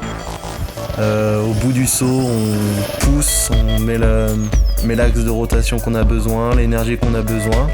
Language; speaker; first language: French; native; French